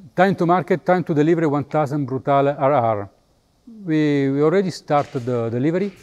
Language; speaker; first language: English; non-native, fluent; Italian